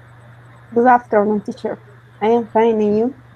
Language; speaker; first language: English; non-native, learner; Spanish